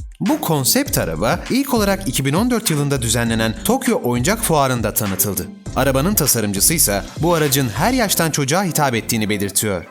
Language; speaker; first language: Turkish; native; Turkish